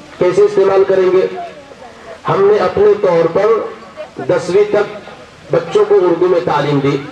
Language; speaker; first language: Urdu; native; Urdu